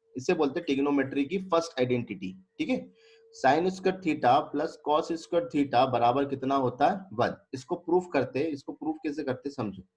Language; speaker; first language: Hindi; native; Hindi